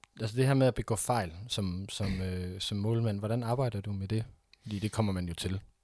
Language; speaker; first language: Danish; native; Danish